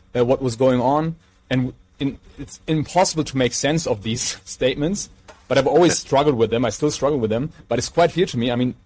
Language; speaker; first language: English; non-native, fluent; German